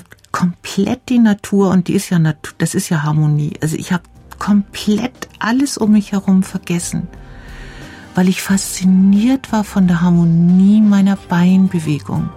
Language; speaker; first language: German; native; German